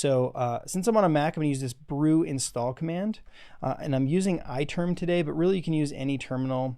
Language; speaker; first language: English; native; English